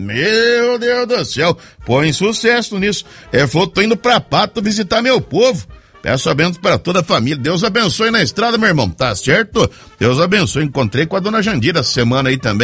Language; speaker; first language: Portuguese; native; Portuguese